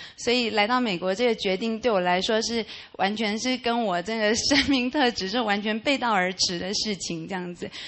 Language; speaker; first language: Chinese; native; Chinese